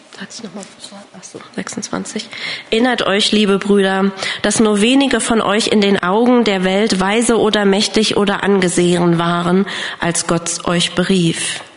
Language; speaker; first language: German; non-native, fluent; English